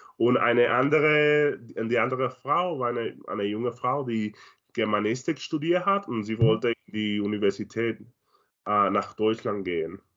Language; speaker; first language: German; non-native, learner; Spanish